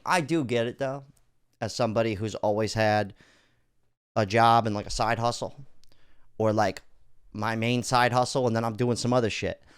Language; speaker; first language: English; native; English